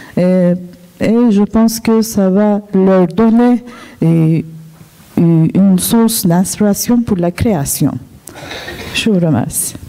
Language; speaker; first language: French; non-native, fluent; Turkish